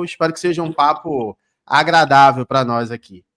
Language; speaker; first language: Portuguese; native; Portuguese